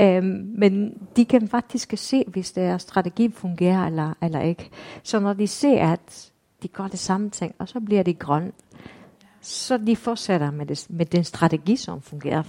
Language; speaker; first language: Danish; non-native, fluent; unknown